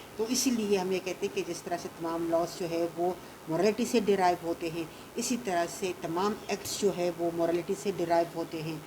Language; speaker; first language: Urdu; non-native, local second language; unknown